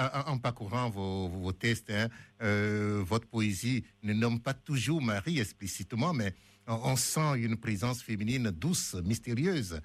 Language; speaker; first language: French; native; French